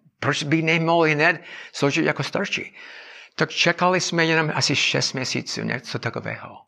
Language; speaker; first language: Czech; non-native, learner; English